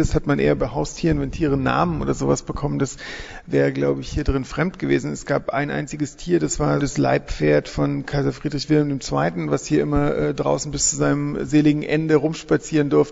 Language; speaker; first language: German; native; German